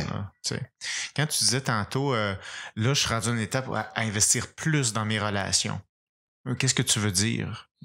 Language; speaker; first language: French; native; French